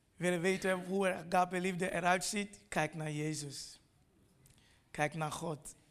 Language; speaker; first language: Dutch; non-native, fluent; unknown